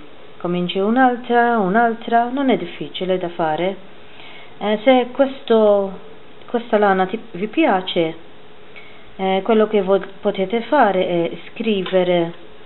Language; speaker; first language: Italian; non-native, fluent; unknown